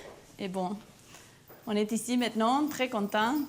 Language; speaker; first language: French; non-native, fluent; Spanish